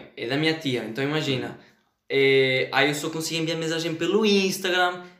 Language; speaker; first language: Portuguese; non-native, fluent; Spanish